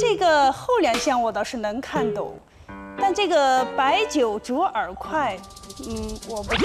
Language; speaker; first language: Chinese; native; Chinese